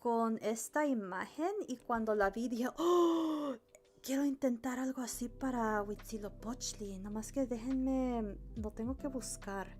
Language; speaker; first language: Spanish; early bilingual, heritage; Spanish